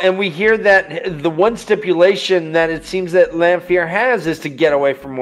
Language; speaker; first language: English; native; English